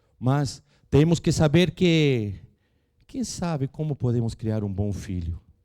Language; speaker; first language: Portuguese; non-native, fluent; Spanish